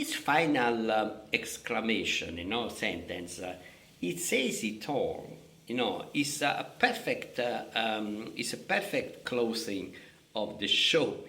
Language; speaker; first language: English; non-native, fluent; Italian